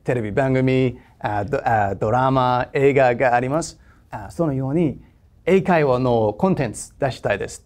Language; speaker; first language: Japanese; non-native, fluent; English